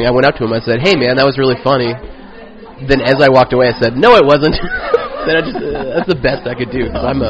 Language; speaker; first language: English; native; English